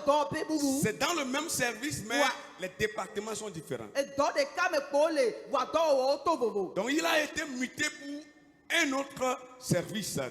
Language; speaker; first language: French; non-native, local second language; Ewe